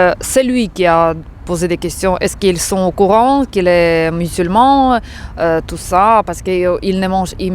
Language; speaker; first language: French; non-native, fluent; Ukrainian